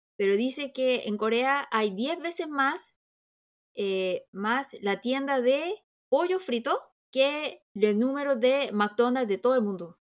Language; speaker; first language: Spanish; early bilingual, other home language; Korean